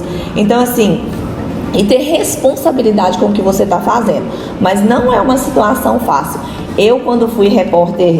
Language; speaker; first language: Portuguese; native; Portuguese